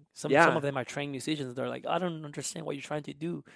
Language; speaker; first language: English; early bilingual, other home language; Spanish